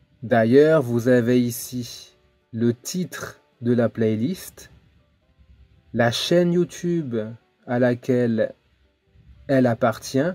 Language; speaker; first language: French; native; French